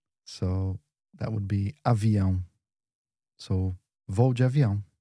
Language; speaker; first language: Portuguese; native; Portuguese